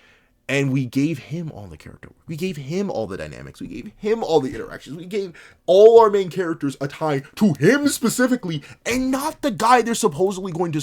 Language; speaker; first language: English; native; English